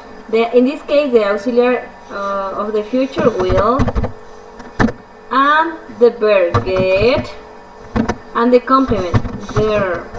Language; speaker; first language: English; non-native, fluent; Spanish